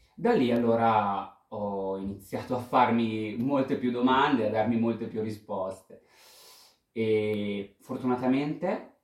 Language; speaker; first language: Italian; native; Italian